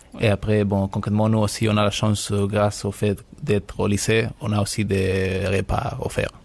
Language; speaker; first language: French; non-native, fluent; Spanish